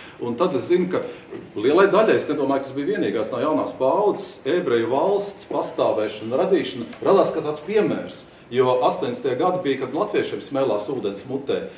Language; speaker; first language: Latvian; non-native, local second language; Russian